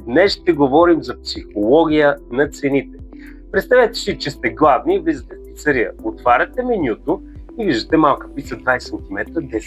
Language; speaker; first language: Bulgarian; native; Bulgarian